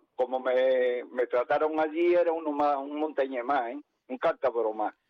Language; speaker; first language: Spanish; native; Spanish